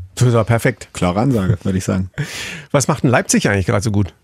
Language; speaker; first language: German; native; German